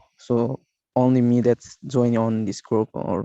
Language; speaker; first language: English; non-native, learner; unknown